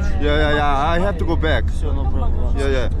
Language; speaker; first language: English; non-native, learner; Korean